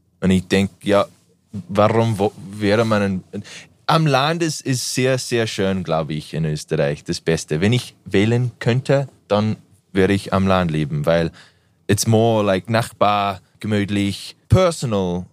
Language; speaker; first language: German; non-native, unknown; English